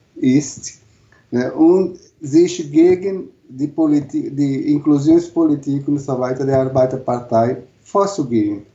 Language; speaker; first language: German; non-native, learner; Portuguese